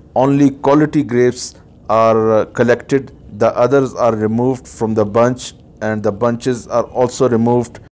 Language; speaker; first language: English; non-native, local second language; Urdu